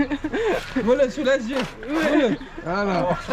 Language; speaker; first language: French; non-native, learner; Arabic